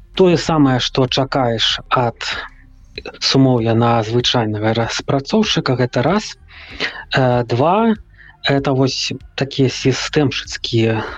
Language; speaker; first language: Belarusian; non-native, local second language; Russian